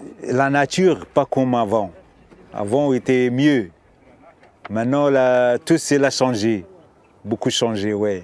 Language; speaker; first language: French; non-native, learner; Arabic